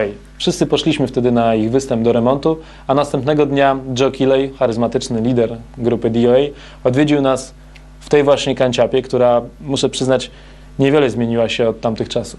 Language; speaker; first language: Polish; native; Polish